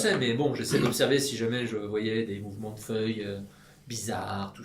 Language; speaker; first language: French; native; French